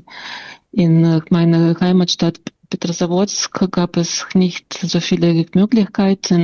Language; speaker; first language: German; non-native, fluent; Russian